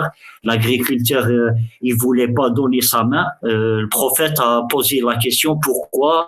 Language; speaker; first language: French; early bilingual, other home language; Arabic